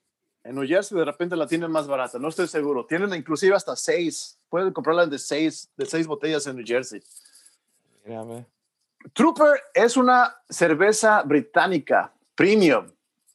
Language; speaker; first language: Spanish; early bilingual, heritage; Spanish